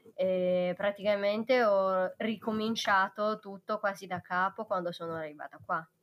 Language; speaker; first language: Italian; non-native, fluent; Chinese